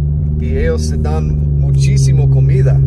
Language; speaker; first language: Spanish; non-native, learner; English